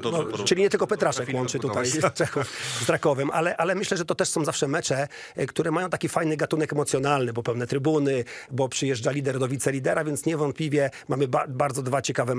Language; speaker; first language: Polish; native; Polish